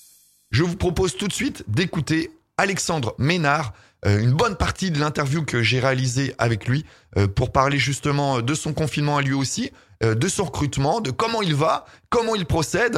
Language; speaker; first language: French; native; French